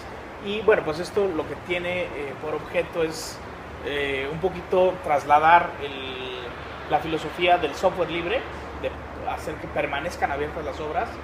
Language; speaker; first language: Spanish; native; Spanish